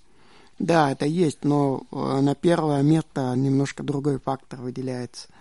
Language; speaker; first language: Czech; non-native, learner; Russian